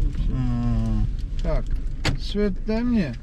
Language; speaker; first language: Russian; native; Russian